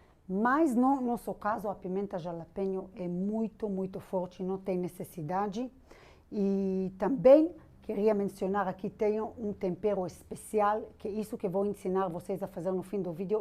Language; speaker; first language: Portuguese; non-native, fluent; Hebrew